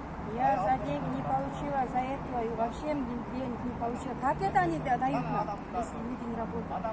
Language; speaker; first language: Russian; non-native, learner; Kyrgyz